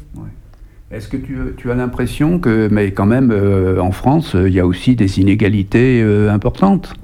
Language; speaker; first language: French; native; French